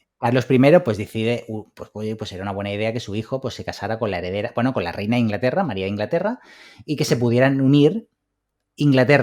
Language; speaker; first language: Spanish; native; Spanish